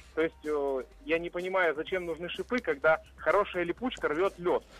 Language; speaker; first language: Russian; native; Russian